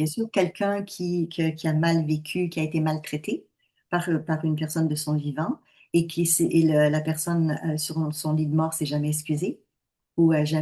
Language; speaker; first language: French; native; French